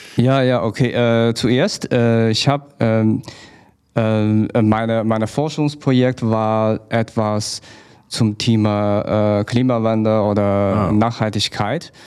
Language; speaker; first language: German; non-native, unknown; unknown